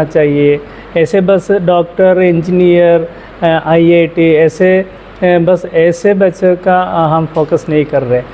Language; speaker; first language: Hindi; non-native, local second language; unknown